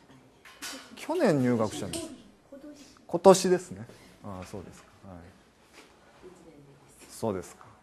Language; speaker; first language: Japanese; native; Japanese